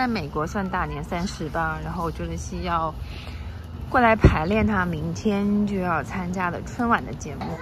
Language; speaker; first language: Chinese; native; Chinese